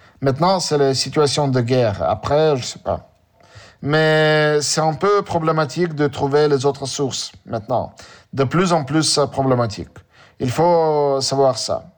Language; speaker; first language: French; non-native, learner; Russian